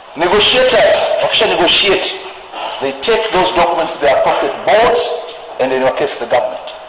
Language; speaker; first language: English; non-native, local second language; Swahili